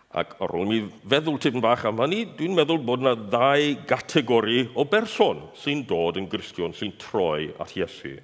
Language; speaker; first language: Welsh; non-native, fluent; English